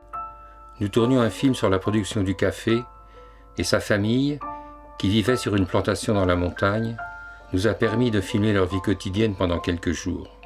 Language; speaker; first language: French; native; French